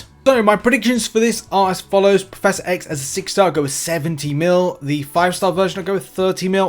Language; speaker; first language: English; native; English